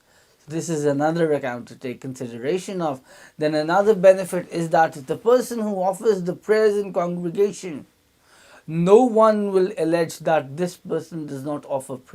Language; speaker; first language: English; non-native, local second language; Urdu